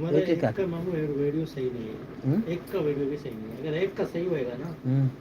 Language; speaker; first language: Hindi; non-native, learner; Bangla